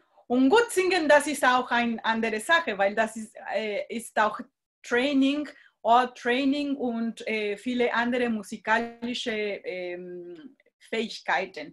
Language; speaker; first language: German; non-native, fluent; Spanish